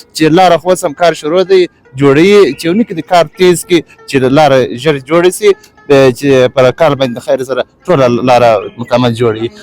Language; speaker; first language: Pashto; native; Pashto